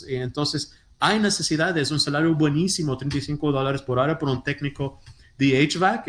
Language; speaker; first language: Spanish; non-native, fluent; Portuguese